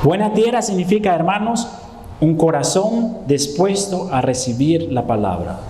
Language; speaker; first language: Spanish; non-native, fluent; Dutch